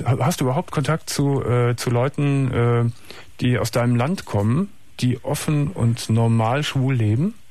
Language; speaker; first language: German; native; German